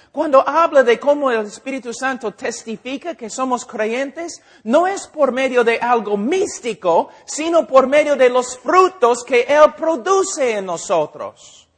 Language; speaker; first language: Spanish; non-native, fluent; English